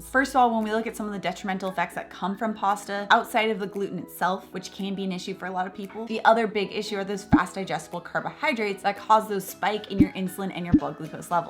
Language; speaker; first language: English; native; English